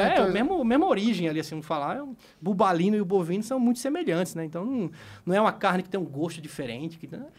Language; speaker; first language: Portuguese; native; Portuguese